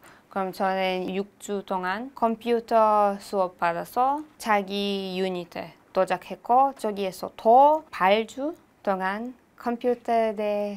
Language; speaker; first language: Korean; non-native, learner; Hebrew